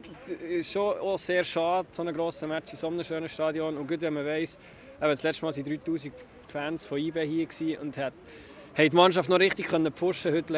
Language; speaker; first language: German; native; German